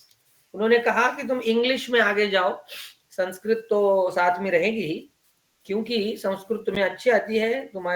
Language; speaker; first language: Hindi; native; Hindi